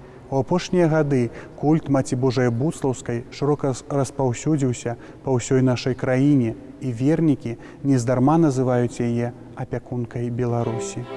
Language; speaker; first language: Belarusian; native; Belarusian